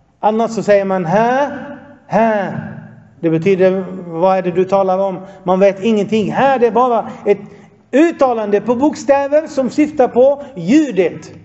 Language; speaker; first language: Swedish; non-native, fluent; Arabic